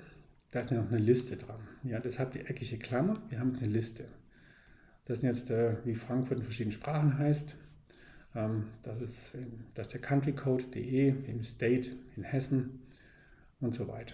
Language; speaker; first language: German; native; German